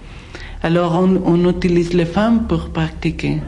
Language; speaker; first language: French; non-native, fluent; Spanish